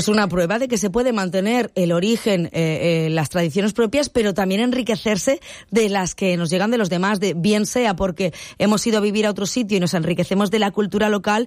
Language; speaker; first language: Spanish; native; Spanish